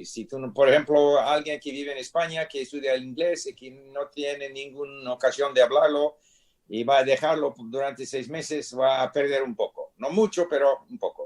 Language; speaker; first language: Spanish; non-native, fluent; English